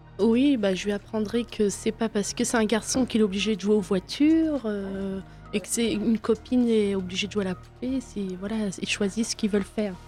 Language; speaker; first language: French; native; French